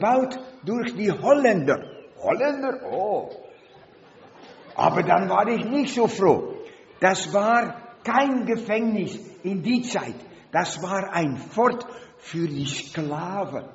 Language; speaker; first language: German; non-native, learner; Dutch